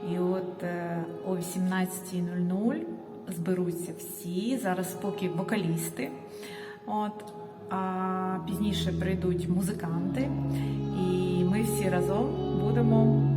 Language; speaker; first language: Ukrainian; native; Ukrainian